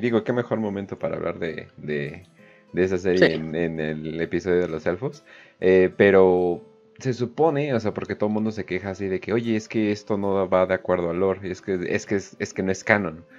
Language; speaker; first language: Spanish; native; Spanish